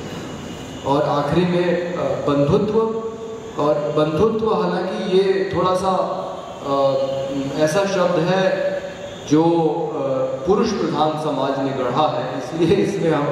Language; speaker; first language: Hindi; native; Hindi